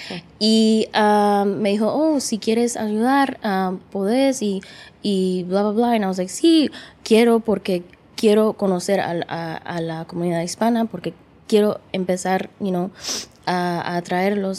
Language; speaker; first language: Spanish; early bilingual, heritage; English